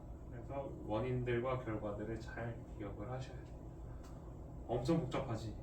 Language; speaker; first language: Korean; native; Korean